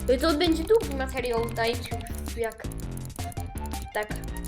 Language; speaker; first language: Polish; early bilingual, other home language; Ukrainian